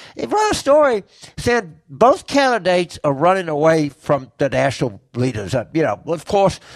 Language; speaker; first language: English; native; English